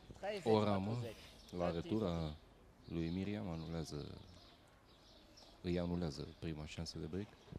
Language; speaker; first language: Romanian; native; Romanian